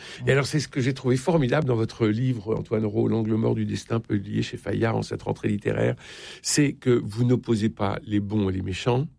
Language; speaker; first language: French; native; French